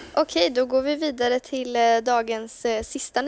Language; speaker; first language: Swedish; native; Swedish